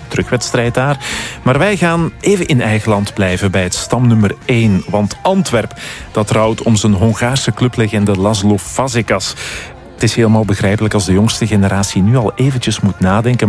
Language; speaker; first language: Dutch; native; Dutch